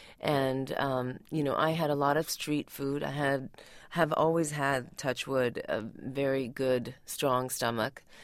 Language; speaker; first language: English; early bilingual, other home language; Tamil